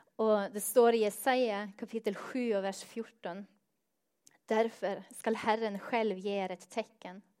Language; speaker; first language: Swedish; non-native, fluent; Norwegian